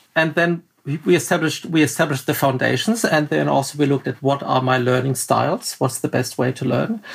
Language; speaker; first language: English; non-native, fluent; German